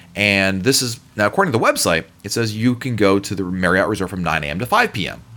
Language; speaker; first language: English; native; English